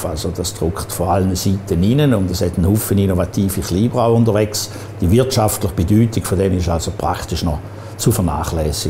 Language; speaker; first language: German; native; German